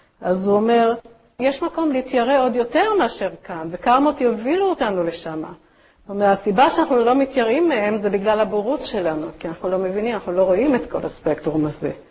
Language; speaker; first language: Hebrew; native; Hebrew